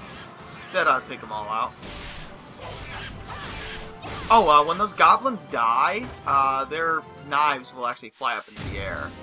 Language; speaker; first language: English; native; English